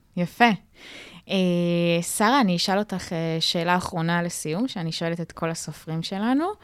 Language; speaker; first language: Hebrew; native; Hebrew